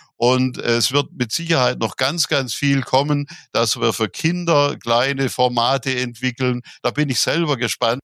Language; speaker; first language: German; native; German